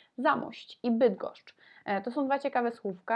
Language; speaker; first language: Polish; non-native, fluent; Russian